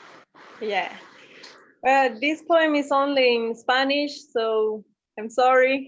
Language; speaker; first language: English; non-native, fluent; Spanish